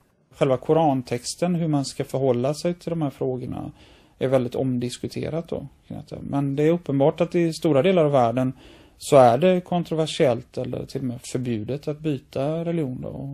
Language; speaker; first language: Swedish; native; Swedish